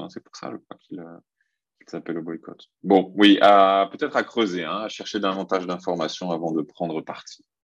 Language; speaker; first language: French; native; French